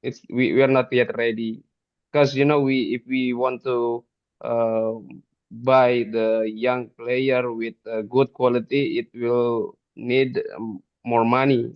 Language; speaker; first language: English; non-native, fluent; Indonesian